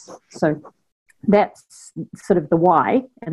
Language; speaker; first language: English; native; English